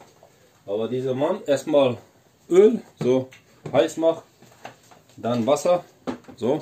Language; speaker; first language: German; non-native, learner; Turkish